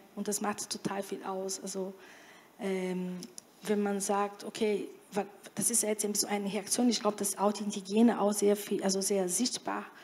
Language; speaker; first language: German; non-native, fluent; Portuguese